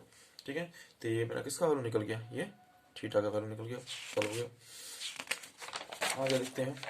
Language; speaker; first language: Hindi; native; Hindi